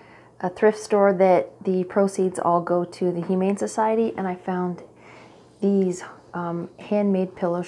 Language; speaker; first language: English; native; English